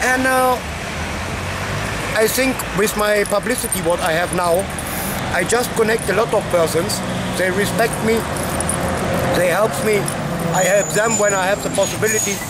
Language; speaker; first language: English; non-native, learner; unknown